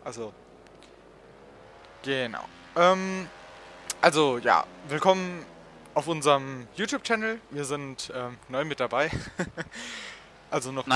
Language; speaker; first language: German; native; German